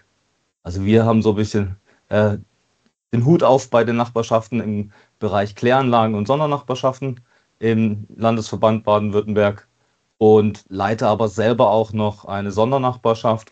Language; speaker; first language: German; native; German